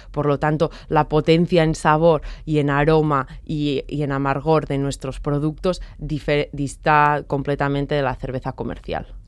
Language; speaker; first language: Spanish; non-native, local second language; Catalan